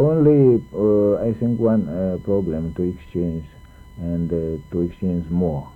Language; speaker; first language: English; non-native, learner; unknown